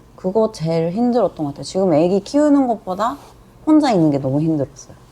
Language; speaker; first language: Korean; non-native, fluent; Japanese